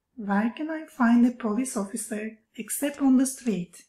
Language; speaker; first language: English; non-native, fluent; Turkish